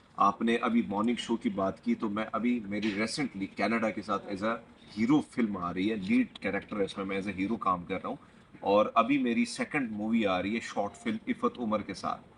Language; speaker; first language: Urdu; non-native, local second language; Pashto